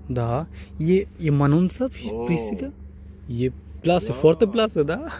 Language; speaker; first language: Romanian; non-native, learner; Bangla